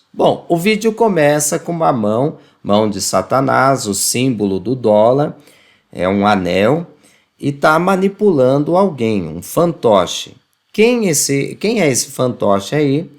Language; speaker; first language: Portuguese; native; Portuguese